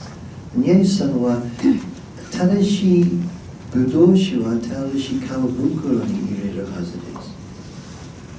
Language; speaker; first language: Japanese; non-native, fluent; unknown